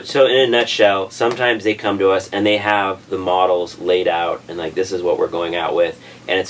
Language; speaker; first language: English; native; English